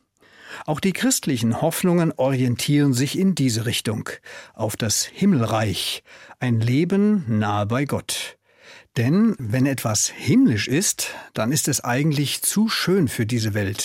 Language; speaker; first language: German; native; German